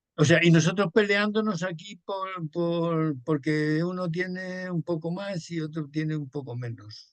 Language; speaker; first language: Spanish; native; Spanish